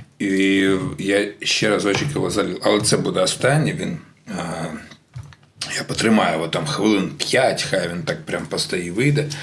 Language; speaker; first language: Ukrainian; non-native, local second language; Russian